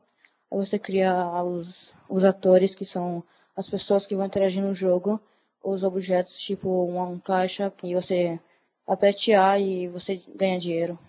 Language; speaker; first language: Portuguese; early bilingual, other home language; Italian